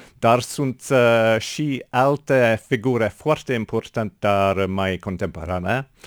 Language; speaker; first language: Romanian; non-native, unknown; English